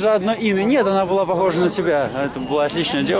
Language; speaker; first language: Russian; native; Russian